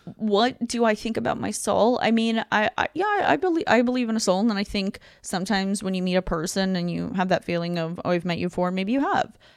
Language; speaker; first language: English; non-native, fluent; Russian